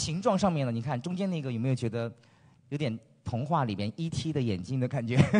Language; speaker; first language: Chinese; native; Chinese